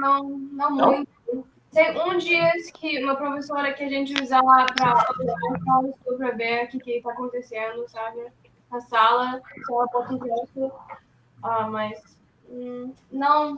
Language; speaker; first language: Portuguese; early bilingual, heritage; Portuguese